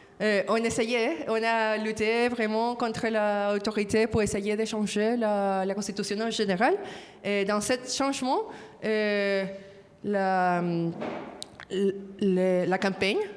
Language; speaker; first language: French; non-native, fluent; Spanish